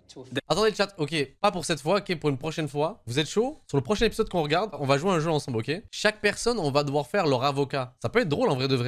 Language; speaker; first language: French; native; French